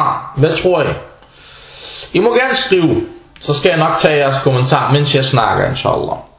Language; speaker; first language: Danish; early bilingual, other home language; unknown